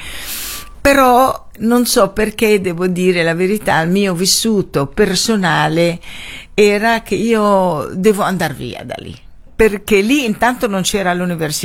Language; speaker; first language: Italian; non-native, fluent; Arabic